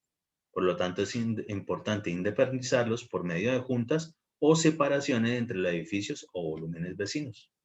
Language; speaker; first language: Spanish; native; Spanish